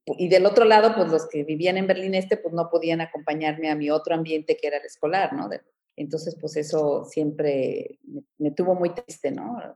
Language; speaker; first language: Spanish; early bilingual, heritage; Spanish